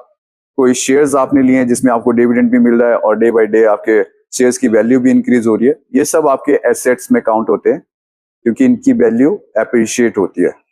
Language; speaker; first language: Hindi; native; Hindi